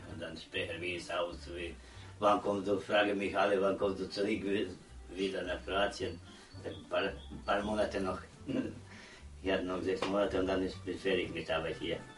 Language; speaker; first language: German; non-native, learner; Croatian